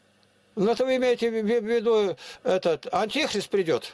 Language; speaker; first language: Russian; native; Russian